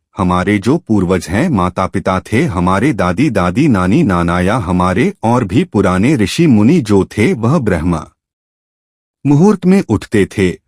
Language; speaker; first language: Hindi; native; Hindi